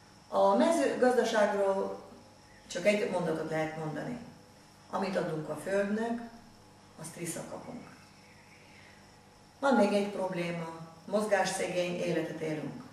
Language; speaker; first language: Hungarian; non-native, fluent; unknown